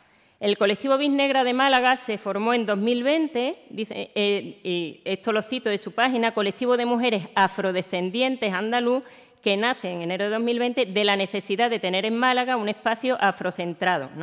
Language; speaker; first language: Spanish; native; Spanish